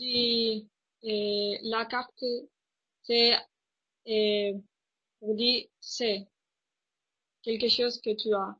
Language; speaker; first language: French; non-native, learner; Spanish